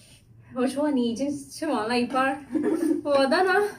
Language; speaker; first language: Chinese; non-native, learner; Urdu